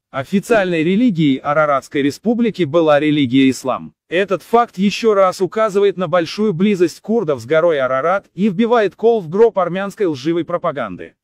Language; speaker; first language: Russian; non-native, local second language; Azerbaijani